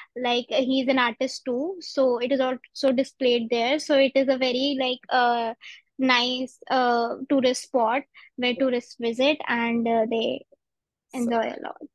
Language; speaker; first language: English; non-native, local second language; Punjabi